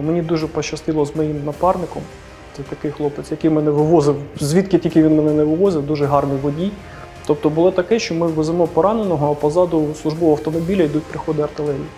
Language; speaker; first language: Ukrainian; non-native, local second language; Russian